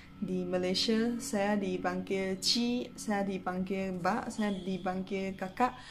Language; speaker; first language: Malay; non-native, local second language; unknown